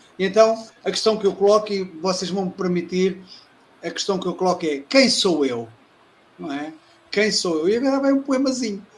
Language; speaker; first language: Portuguese; native; Portuguese